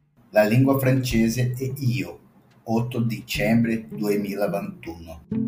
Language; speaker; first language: Italian; non-native, fluent; Portuguese